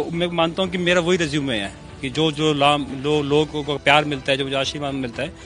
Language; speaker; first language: Hindi; native; Hindi